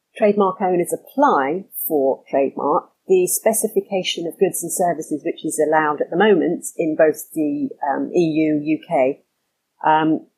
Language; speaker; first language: English; native; English